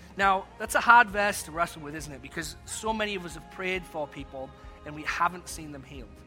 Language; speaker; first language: English; native; English